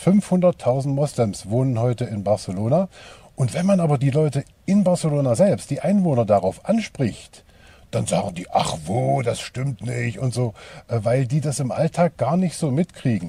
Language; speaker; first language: German; native; German